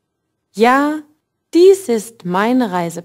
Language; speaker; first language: German; non-native, fluent; English